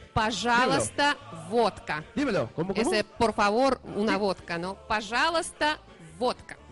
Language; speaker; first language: Spanish; non-native, fluent; Russian